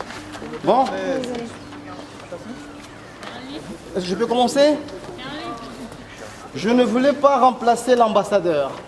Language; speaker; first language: French; non-native, fluent; Portuguese